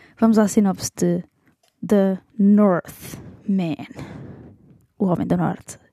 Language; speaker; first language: Portuguese; native; Portuguese